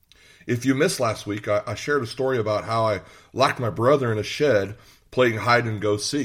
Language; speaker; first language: English; native; English